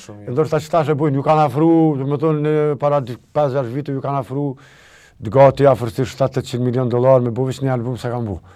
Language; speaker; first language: Albanian; native; Albanian